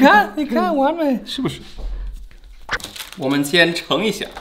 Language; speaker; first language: Chinese; non-native, fluent; German